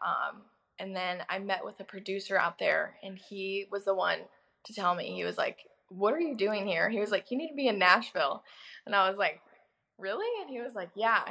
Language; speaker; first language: English; native; English